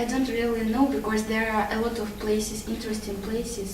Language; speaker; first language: English; non-native, learner; Russian